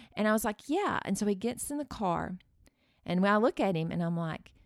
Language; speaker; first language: English; early bilingual, other home language; Norwegian